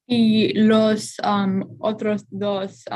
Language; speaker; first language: Spanish; non-native, learner; English